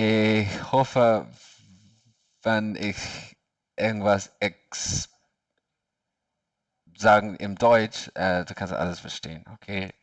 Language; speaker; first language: German; non-native, learner; English